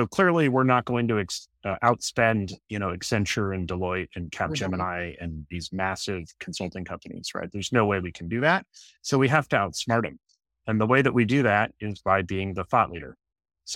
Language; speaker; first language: English; native; English